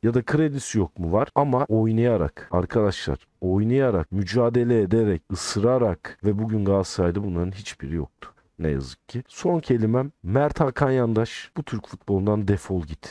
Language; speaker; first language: Turkish; native; Turkish